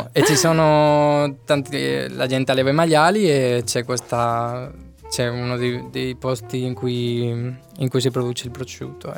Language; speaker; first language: Italian; non-native, fluent; Spanish